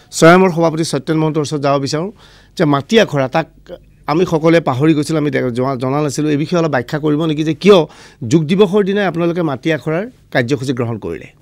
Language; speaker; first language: Assamese; native; Assamese